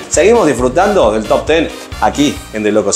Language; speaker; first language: Spanish; native; Spanish